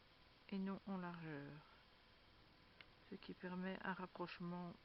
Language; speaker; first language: French; native; French